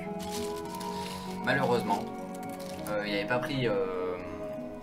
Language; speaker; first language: French; native; French